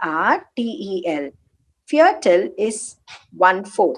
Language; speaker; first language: German; non-native, learner; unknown